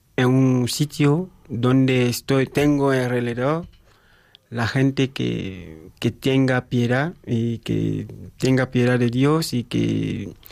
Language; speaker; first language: Spanish; non-native, fluent; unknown